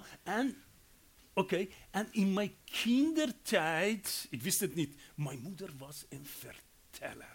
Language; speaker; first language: Dutch; non-native, fluent; Persian